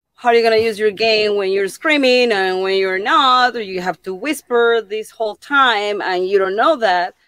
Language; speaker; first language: English; non-native, fluent; Spanish